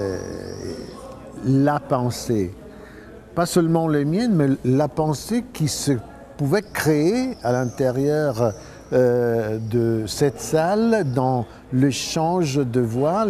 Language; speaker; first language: French; non-native, fluent; Italian